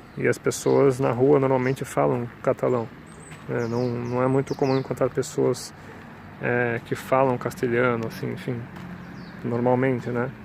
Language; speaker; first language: Portuguese; native; Portuguese